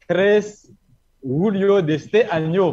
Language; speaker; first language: Spanish; non-native, learner; Haitian Creole